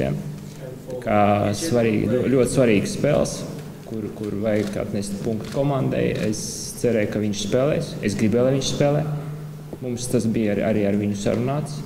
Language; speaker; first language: Latvian; non-native, local second language; Russian